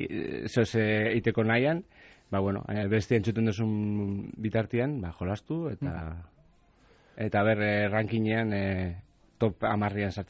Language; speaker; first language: Basque; native; Basque